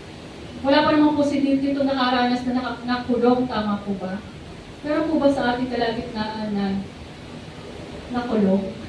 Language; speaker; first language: Filipino; native; Filipino